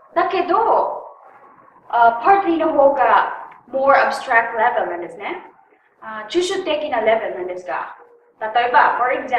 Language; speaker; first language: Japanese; non-native, learner; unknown